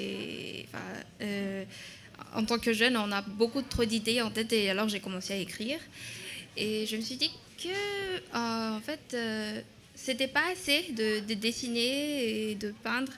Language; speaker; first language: French; non-native, local second language; Malagasy